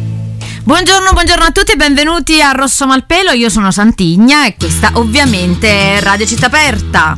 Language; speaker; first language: Italian; native; Italian